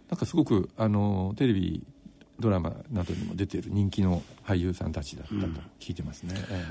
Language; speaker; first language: Japanese; native; Japanese